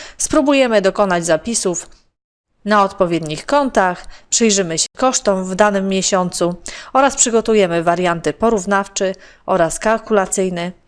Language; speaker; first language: Polish; native; Polish